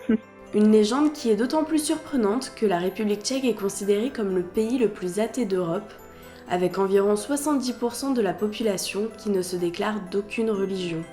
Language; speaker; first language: French; native; French